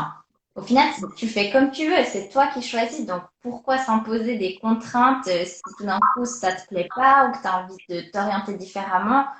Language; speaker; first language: French; native; French